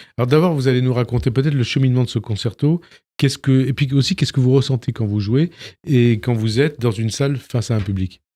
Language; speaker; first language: French; native; French